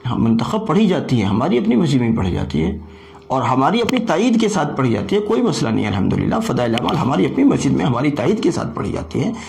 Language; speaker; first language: Urdu; native; Urdu